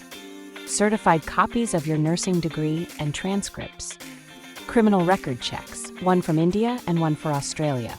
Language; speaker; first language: English; non-native, local second language; Punjabi